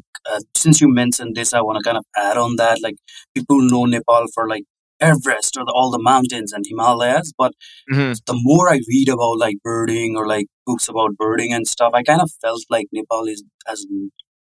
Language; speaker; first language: English; non-native, local second language; Nepali